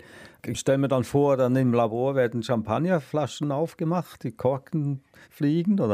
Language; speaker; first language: German; native; German